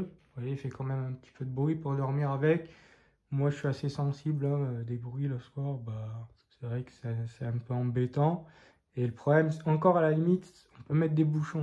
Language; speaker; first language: French; native; French